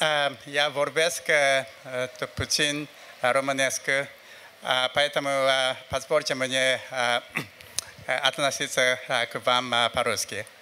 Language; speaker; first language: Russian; non-native, fluent; Japanese